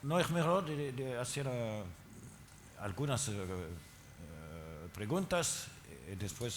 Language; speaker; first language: Spanish; non-native, learner; French